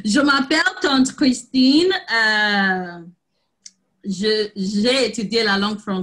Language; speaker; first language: French; non-native, fluent; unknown